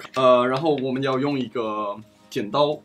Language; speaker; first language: Chinese; non-native, fluent; Danish